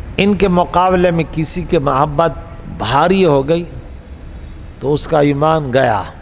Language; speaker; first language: Urdu; non-native, local second language; Pashto